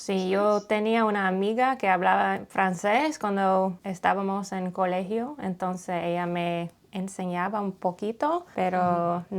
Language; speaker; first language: Spanish; non-native, learner; English